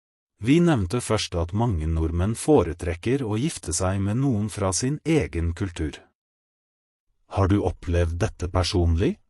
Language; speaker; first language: Norwegian; non-native, fluent; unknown